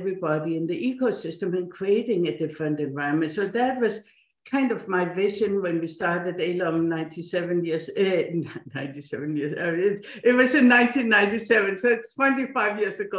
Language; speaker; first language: English; non-native, fluent; Danish